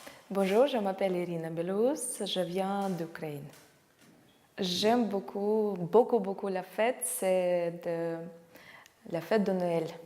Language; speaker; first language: French; non-native, learner; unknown